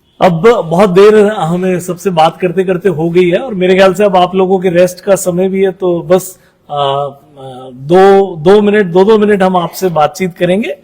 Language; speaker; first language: Hindi; native; Hindi